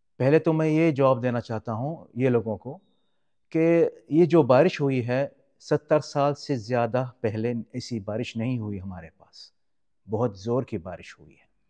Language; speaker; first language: Urdu; non-native, fluent; Arabic